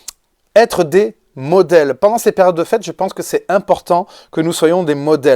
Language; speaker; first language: French; native; French